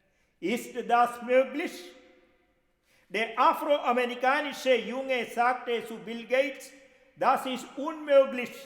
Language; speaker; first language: German; non-native, fluent; Malayalam